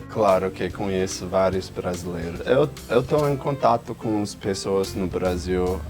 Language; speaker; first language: Portuguese; non-native, fluent; English